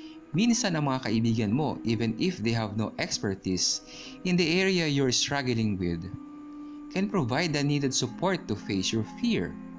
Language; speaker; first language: English; non-native, local second language; Filipino